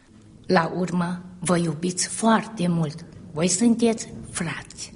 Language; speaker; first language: Romanian; early bilingual, heritage; Romanian